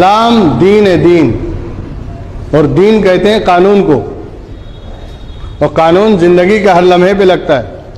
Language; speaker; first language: Urdu; native; Urdu